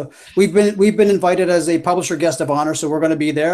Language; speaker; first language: English; native; English